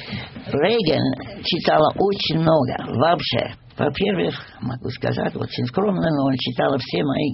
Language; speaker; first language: Russian; non-native, fluent; English